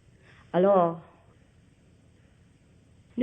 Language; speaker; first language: French; non-native, learner; Vietnamese